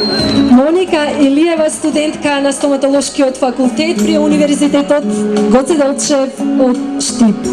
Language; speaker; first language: Macedonian; native; Macedonian